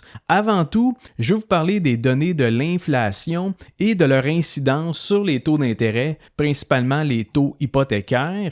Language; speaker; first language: French; native; French